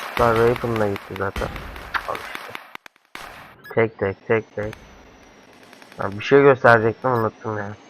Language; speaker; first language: Turkish; native; Turkish